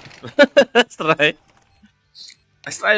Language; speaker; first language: English; non-native, learner; Sundanese